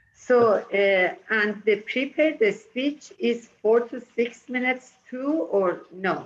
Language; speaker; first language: English; non-native, fluent; Persian